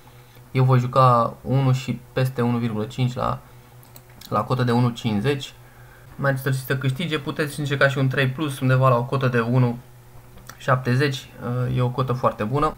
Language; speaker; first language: Romanian; native; Romanian